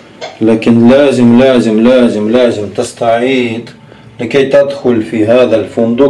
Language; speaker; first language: Arabic; non-native, fluent; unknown